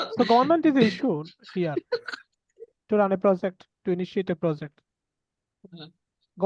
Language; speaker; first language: English; non-native, learner; Bangla